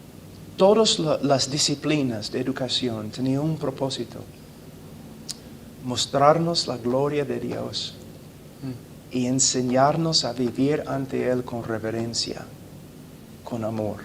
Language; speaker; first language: Spanish; non-native, fluent; English